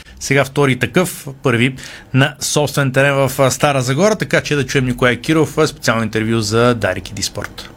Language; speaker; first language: Bulgarian; native; Bulgarian